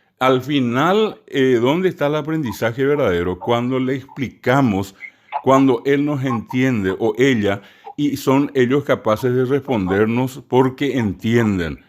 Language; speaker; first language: Spanish; non-native, local second language; Guarani